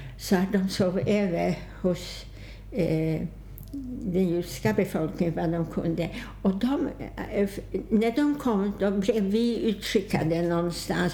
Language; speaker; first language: Swedish; non-native, fluent; Polish